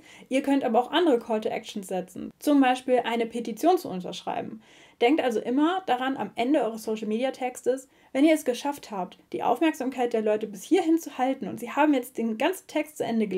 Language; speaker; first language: German; native; German